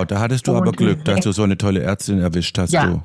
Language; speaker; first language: German; native; German